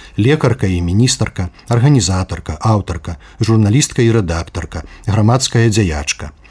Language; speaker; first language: Belarusian; native; Belarusian